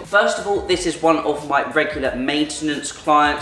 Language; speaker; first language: English; native; English